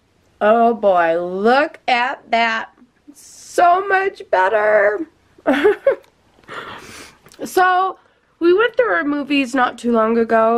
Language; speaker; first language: English; native; English